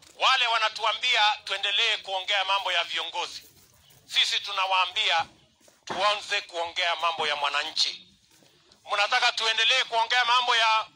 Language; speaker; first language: Swahili; non-native, local second language; Kalenjin